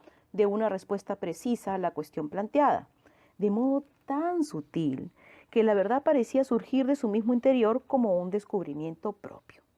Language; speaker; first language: Spanish; native; Spanish